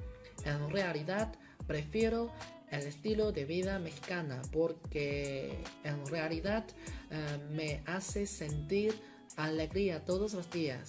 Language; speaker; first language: Spanish; non-native, fluent; Chinese